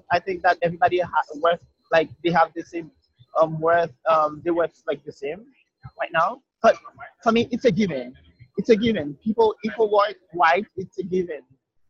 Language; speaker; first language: English; non-native, fluent; Haitian Creole